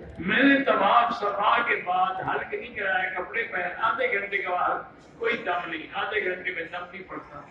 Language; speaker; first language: Urdu; native; Urdu